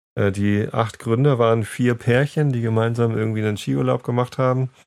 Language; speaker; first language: English; non-native, fluent; German